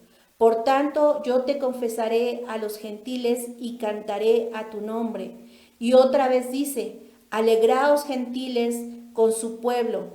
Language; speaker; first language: Spanish; native; Spanish